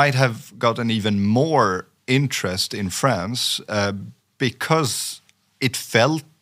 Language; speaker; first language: English; non-native, fluent; French